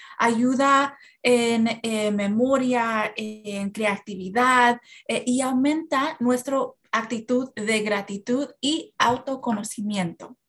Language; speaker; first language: Spanish; early bilingual, heritage; Spanish